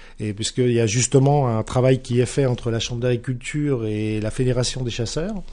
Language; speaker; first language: French; native; French